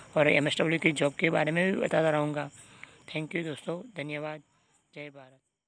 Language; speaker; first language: Hindi; non-native, local second language; Gujarati